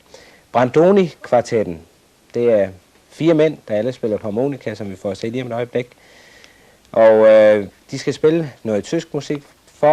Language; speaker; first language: Danish; native; Danish